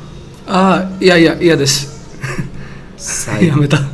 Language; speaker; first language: Japanese; non-native, learner; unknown